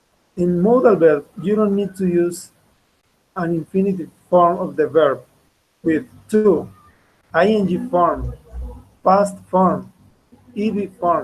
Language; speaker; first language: English; non-native, fluent; Spanish